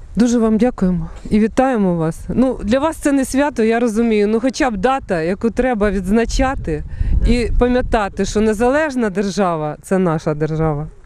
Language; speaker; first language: Ukrainian; native; Ukrainian